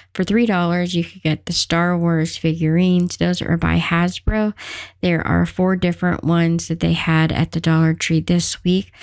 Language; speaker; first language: English; native; English